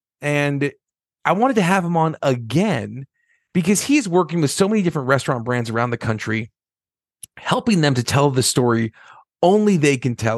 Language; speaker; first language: English; native; English